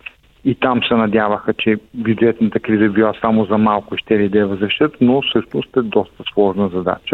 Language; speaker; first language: Bulgarian; native; Bulgarian